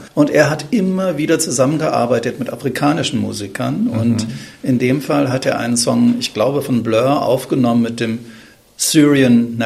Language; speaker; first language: German; native; German